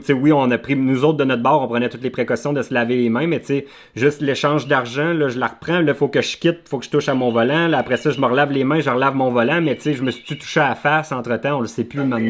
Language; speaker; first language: French; native; French